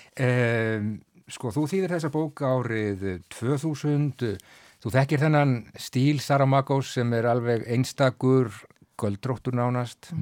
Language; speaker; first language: Icelandic; native; Icelandic